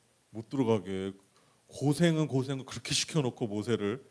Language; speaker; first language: Korean; native; Korean